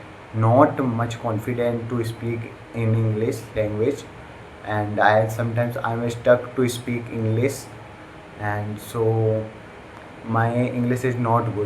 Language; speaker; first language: English; non-native, learner; Hindi